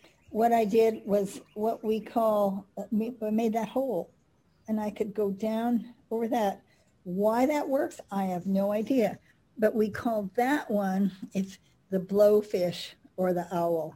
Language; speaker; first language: English; native; English